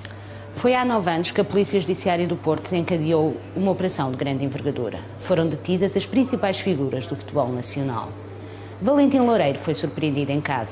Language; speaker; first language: Portuguese; native; Portuguese